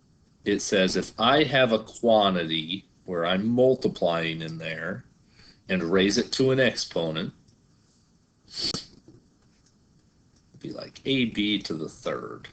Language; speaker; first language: English; native; English